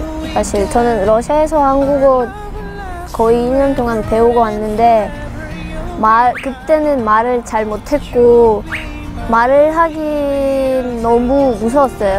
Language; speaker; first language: Korean; non-native, fluent; Russian